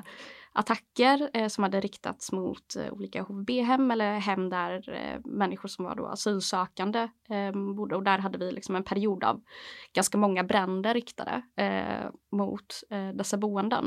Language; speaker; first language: Swedish; native; Swedish